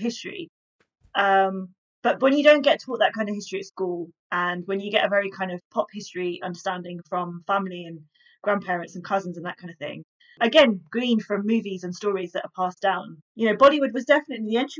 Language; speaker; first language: English; native; English